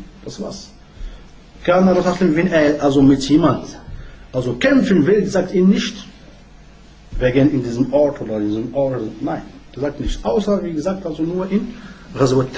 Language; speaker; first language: German; non-native, learner; Arabic